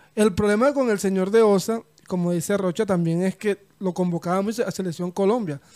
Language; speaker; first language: Spanish; native; Spanish